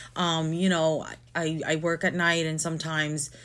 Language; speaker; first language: English; non-native, local second language; Filipino